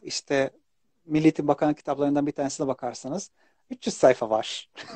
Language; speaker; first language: Turkish; non-native, fluent; Arabic